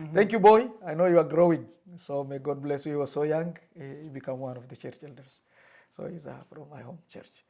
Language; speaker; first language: English; non-native, fluent; Amharic